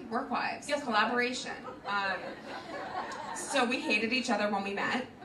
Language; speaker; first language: English; native; English